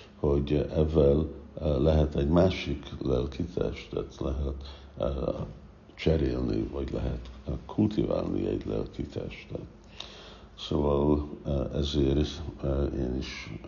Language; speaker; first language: Hungarian; non-native, fluent; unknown